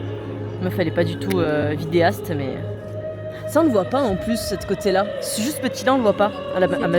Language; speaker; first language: French; native; French